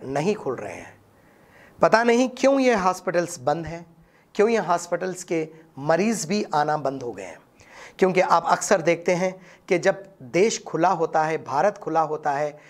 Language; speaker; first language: Hindi; non-native, local second language; Urdu